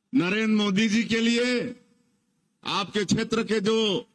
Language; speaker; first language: Hindi; native; Hindi